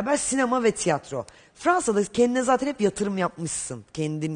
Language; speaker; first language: Turkish; native; Turkish